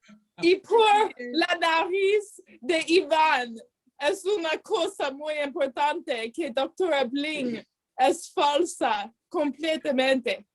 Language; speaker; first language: Spanish; non-native, learner; English